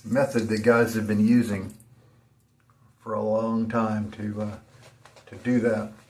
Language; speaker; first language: English; native; English